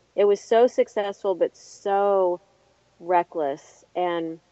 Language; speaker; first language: English; native; English